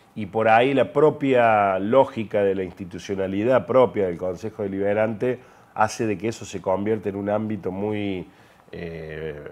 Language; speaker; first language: Spanish; native; Spanish